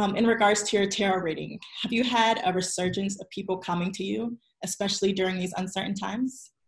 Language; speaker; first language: English; native; English